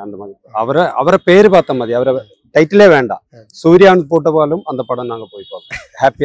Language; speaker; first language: Tamil; non-native, learner; Malayalam